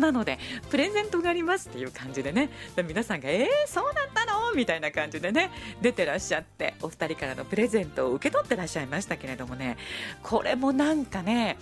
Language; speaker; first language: Japanese; native; Japanese